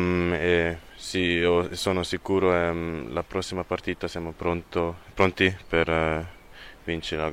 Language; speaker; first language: Italian; non-native, learner; German